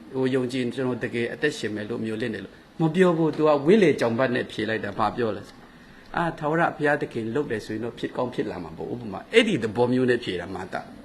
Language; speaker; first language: Burmese; non-native, local second language; Kachin